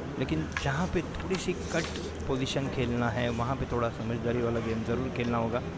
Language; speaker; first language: Hindi; non-native, local second language; Marathi